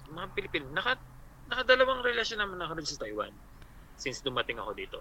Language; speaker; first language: Filipino; native; Filipino